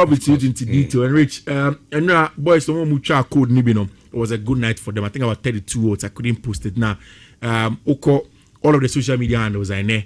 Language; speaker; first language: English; non-native, local second language; Akan